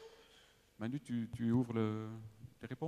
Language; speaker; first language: French; native; French